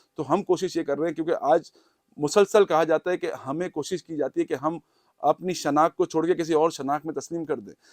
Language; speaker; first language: Urdu; native; Urdu